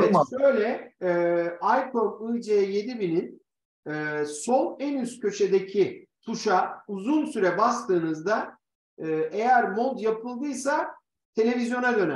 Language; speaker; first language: Turkish; native; Turkish